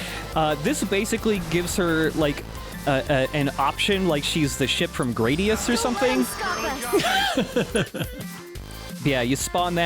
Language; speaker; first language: English; native; English